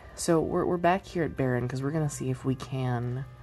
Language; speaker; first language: English; native; English